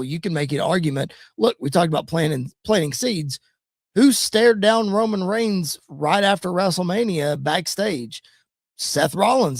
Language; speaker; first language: English; native; English